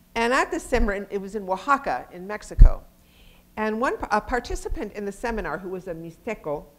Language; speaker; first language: English; native; English